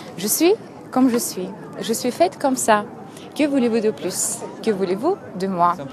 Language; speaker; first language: French; non-native, fluent; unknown